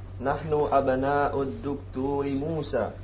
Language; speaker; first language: Arabic; non-native, learner; Indonesian